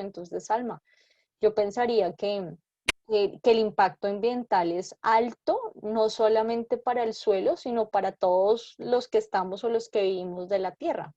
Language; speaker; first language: Spanish; native; Spanish